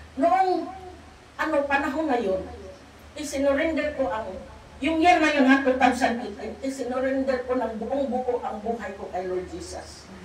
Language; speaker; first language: Filipino; non-native, local second language; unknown